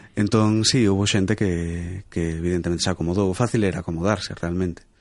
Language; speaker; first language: Galician; native; Galician